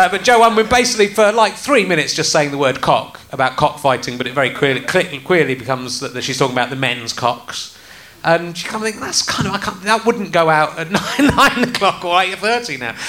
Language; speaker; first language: English; native; English